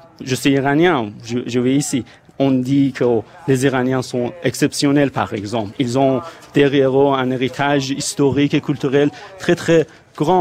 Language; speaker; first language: French; non-native, fluent; Persian